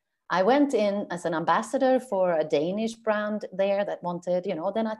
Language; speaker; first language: English; non-native, fluent; Swedish